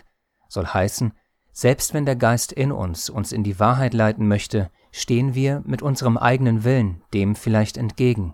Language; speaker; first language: German; native; German